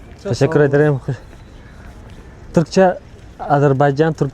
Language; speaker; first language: Turkish; non-native, learner; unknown